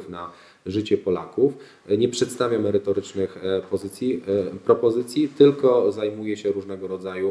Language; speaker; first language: Polish; native; Polish